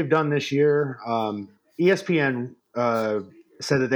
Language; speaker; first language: English; native; English